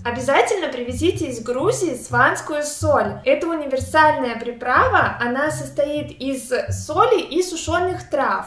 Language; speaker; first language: Russian; native; Russian